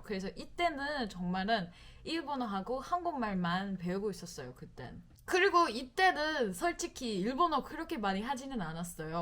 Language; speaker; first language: Korean; non-native, fluent; English